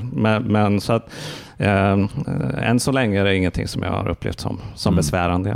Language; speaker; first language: Swedish; native; Swedish